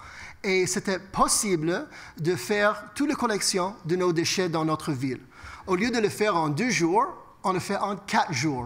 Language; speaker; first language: French; non-native, local second language; English